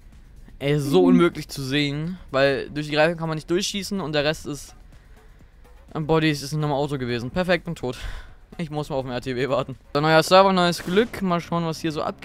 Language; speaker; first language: German; native; German